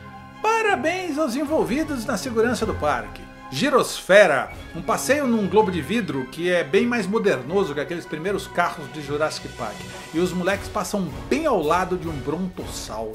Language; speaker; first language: Portuguese; native; Portuguese